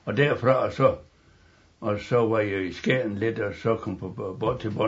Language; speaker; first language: Danish; native; Danish